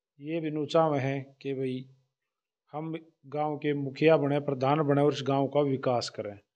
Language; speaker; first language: Hindi; native; Hindi